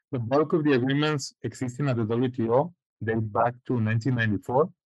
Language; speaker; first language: English; non-native, fluent; Spanish